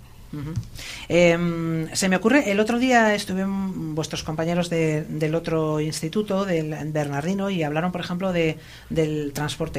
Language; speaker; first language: Spanish; native; Spanish